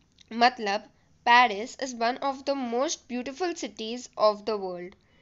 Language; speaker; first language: English; non-native, local second language; Hindi